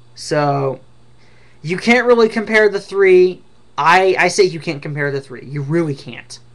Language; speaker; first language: English; native; English